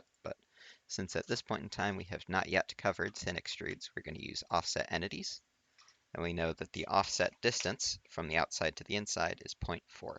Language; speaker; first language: English; native; English